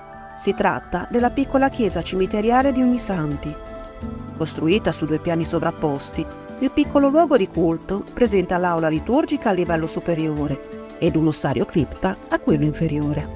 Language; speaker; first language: Italian; native; Italian